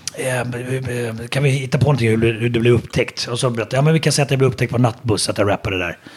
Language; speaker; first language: Swedish; native; Swedish